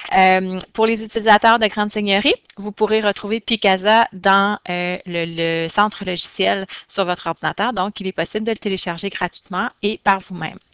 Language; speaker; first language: French; native; French